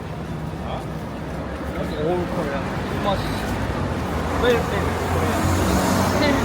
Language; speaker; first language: English; non-native, learner; Korean